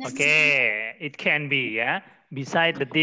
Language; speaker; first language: English; non-native, learner; Indonesian